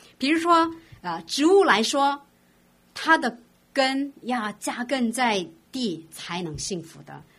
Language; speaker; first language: Chinese; non-native, fluent; Korean